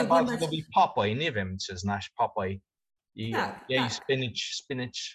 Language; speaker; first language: Polish; non-native, learner; English